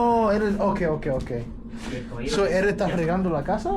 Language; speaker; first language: Spanish; non-native, learner; English